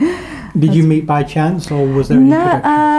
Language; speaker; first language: English; native; English